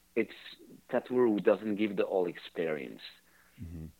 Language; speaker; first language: English; non-native, fluent; French